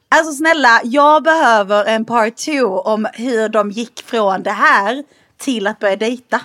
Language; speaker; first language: Swedish; native; Swedish